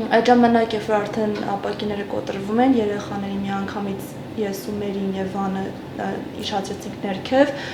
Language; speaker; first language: Armenian; native; Armenian